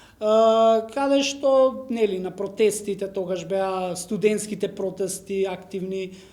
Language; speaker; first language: Macedonian; non-native, local second language; Romany